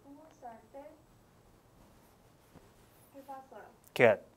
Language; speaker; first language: Korean; non-native, learner; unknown